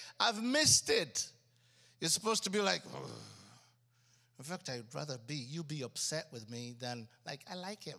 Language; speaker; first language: English; non-native, local second language; Ganda